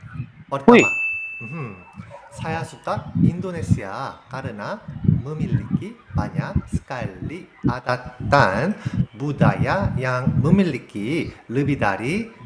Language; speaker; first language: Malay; non-native, learner; Korean